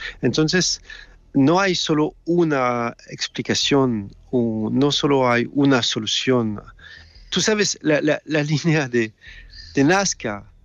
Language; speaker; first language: Spanish; non-native, fluent; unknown